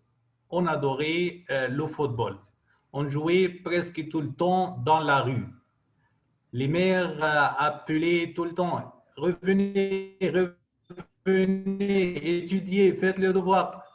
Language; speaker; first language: French; non-native, fluent; Arabic